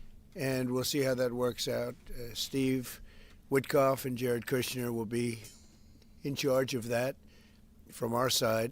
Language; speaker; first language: English; native; English